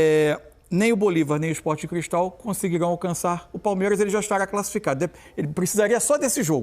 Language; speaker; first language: Portuguese; native; Portuguese